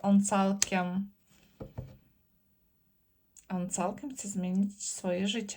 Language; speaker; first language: Polish; non-native, learner; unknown